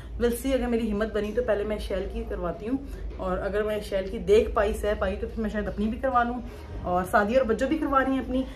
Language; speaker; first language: Urdu; native; Urdu